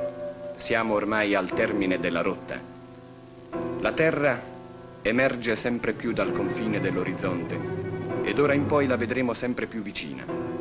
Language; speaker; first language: Italian; native; Italian